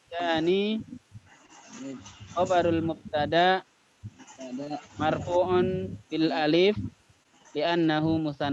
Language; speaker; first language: Arabic; non-native, learner; Indonesian